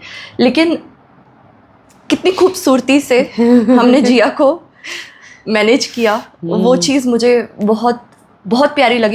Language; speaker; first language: Hindi; native; Hindi